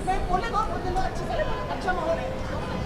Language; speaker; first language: Hindi; native; Hindi